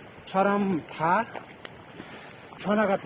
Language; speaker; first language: Korean; non-native, fluent; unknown